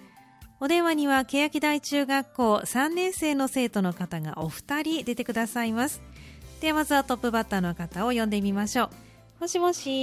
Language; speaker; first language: Japanese; native; Japanese